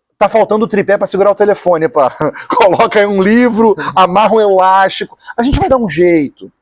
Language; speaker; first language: Portuguese; native; Portuguese